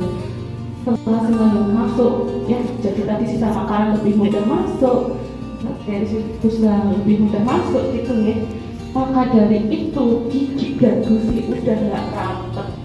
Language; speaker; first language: Indonesian; non-native, local second language; Javanese